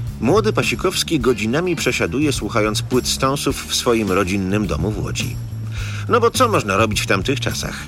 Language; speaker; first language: Polish; native; Polish